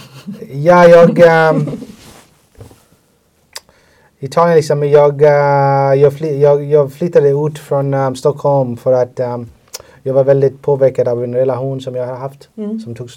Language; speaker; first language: Swedish; non-native, fluent; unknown